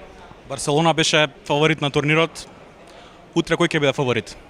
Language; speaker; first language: Macedonian; native; Macedonian